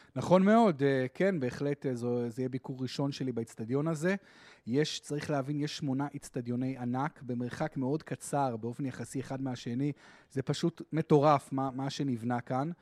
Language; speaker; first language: Hebrew; native; Hebrew